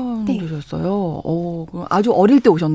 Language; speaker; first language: Korean; native; Korean